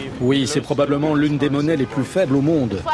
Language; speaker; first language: French; non-native, fluent; Persian